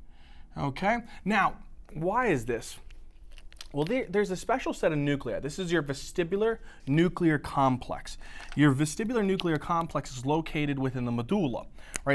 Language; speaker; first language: English; native; English